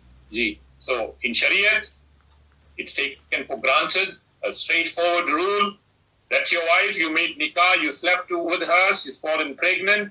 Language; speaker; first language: English; early bilingual, other home language; Urdu